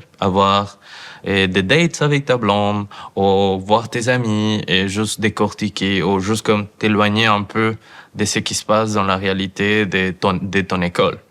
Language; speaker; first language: French; non-native, fluent; Spanish